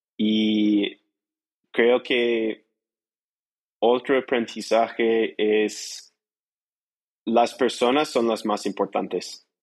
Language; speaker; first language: Spanish; non-native, fluent; English